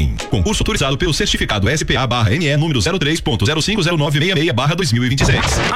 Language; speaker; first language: Portuguese; native; Portuguese